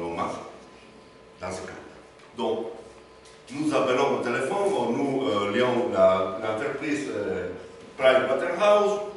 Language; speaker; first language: French; non-native, learner; Spanish